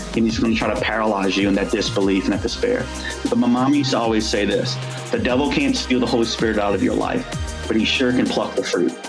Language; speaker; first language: English; native; English